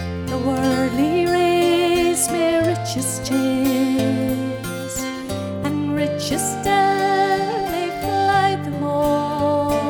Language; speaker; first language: English; native; English